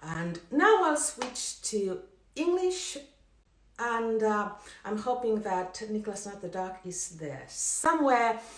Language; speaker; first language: English; non-native, fluent; Finnish